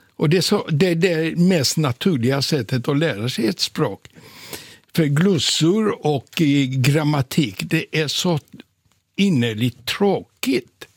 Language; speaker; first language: Swedish; non-native, fluent; Polish